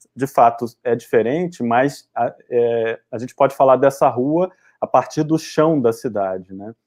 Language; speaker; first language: Portuguese; native; Portuguese